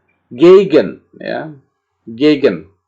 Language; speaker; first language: German; non-native, fluent; Indonesian